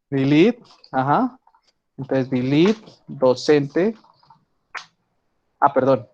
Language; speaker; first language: Spanish; native; Spanish